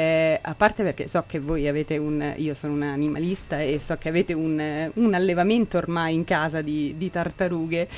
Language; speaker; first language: Italian; native; Italian